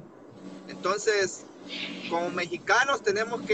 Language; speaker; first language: Spanish; native; Spanish